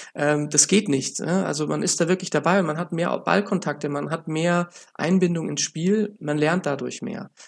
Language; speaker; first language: German; native; German